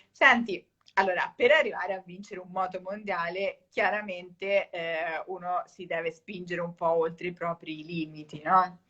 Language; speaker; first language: Italian; native; Italian